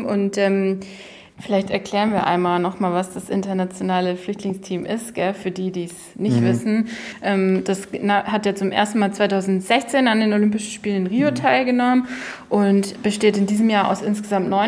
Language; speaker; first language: German; native; German